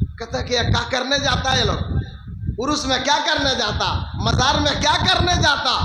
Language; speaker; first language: Urdu; non-native, local second language; Bangla